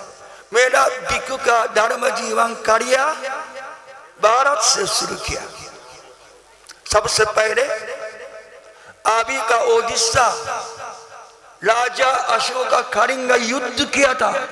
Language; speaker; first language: Hindi; non-native, learner; Japanese